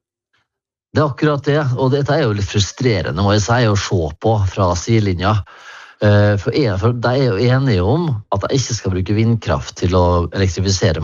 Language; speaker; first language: Norwegian; native; Norwegian